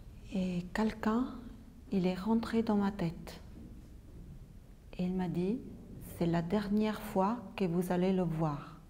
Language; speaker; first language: French; non-native, local second language; Arabic